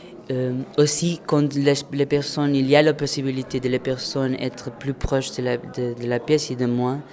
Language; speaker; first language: French; non-native, fluent; Portuguese